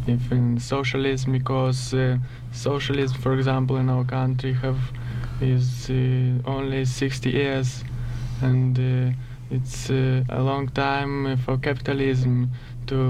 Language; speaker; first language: English; non-native, learner; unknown